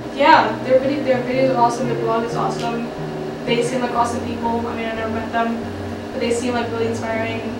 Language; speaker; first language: English; native; English